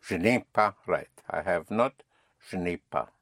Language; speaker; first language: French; non-native, fluent; English